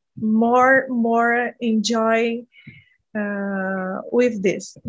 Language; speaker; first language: English; non-native, learner; Portuguese